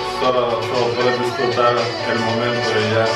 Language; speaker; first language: Spanish; non-native, fluent; Russian